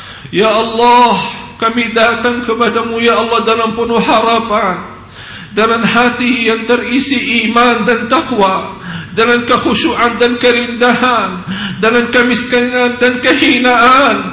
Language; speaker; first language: Indonesian; non-native, fluent; Arabic